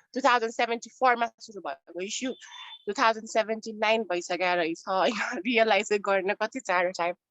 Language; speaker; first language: Nepali; non-native, local second language; Newari